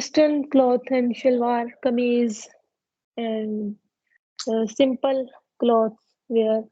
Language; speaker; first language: English; non-native, learner; Punjabi